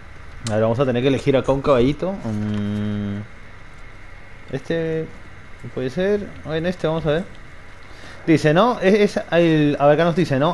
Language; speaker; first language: Spanish; native; Spanish